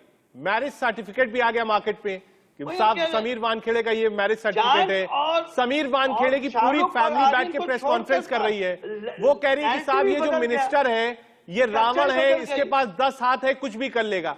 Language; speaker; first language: Hindi; native; Hindi